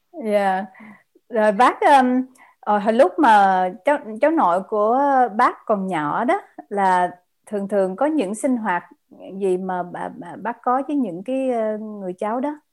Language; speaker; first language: Vietnamese; native; Vietnamese